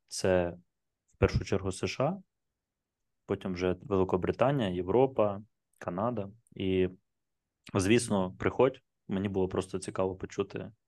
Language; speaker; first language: Ukrainian; non-native, local second language; Russian